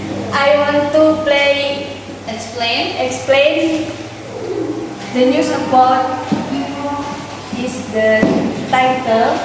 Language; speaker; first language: English; non-native, learner; Indonesian